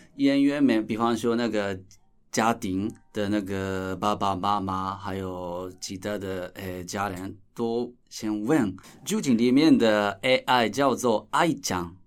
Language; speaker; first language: Chinese; non-native, fluent; Japanese